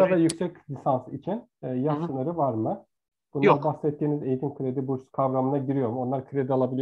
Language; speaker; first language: Turkish; native; Turkish